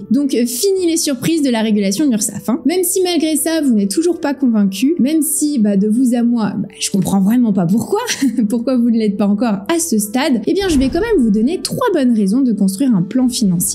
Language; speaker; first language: French; native; French